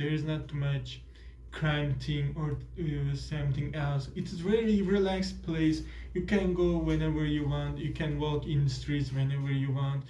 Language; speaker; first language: English; non-native, learner; Turkish